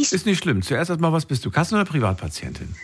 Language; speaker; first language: German; native; German